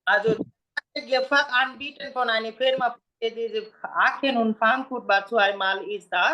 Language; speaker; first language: German; non-native, learner; Bangla